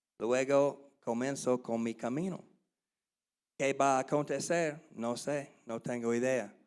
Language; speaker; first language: Spanish; non-native, learner; English